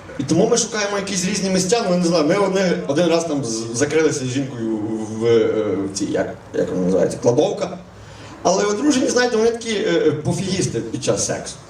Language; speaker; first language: Ukrainian; native; Ukrainian